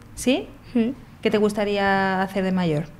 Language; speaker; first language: Spanish; native; Spanish